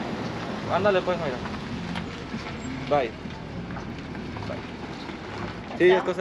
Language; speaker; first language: Spanish; native; Spanish